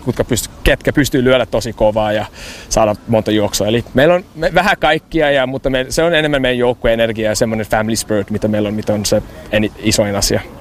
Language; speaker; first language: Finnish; early bilingual, heritage; English